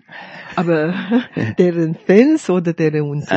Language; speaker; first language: German; non-native, fluent; Hakka Chinese